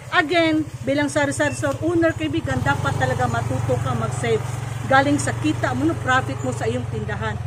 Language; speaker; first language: Filipino; non-native, local second language; Cebuano